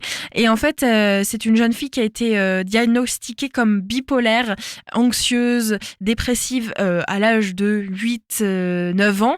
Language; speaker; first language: French; native; French